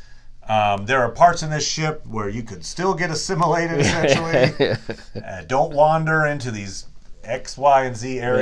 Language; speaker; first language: English; native; English